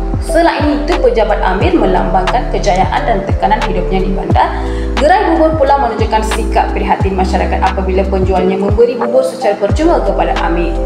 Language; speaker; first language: Malay; non-native, local second language; Tamil